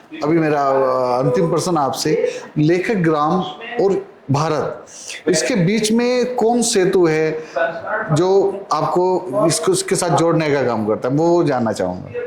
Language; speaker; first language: Hindi; native; Hindi